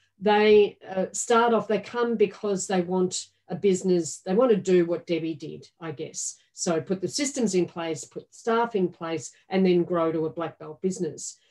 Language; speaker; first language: English; native; English